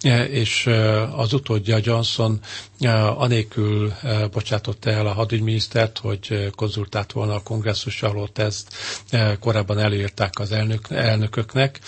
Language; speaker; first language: Hungarian; native; Hungarian